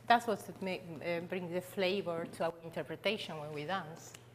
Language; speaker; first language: English; non-native, fluent; Spanish